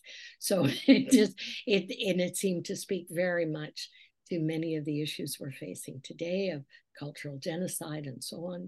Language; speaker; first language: English; native; English